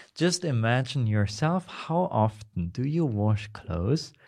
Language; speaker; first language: English; non-native, fluent; German